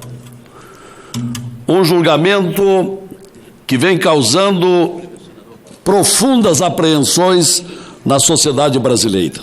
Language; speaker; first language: Portuguese; native; Portuguese